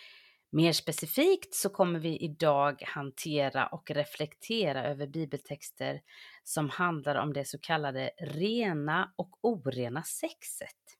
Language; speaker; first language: Swedish; native; Swedish